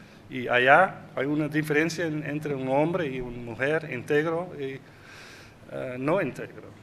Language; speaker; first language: Spanish; non-native, fluent; Dutch